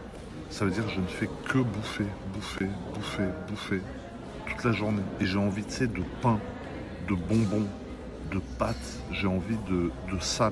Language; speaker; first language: French; native; French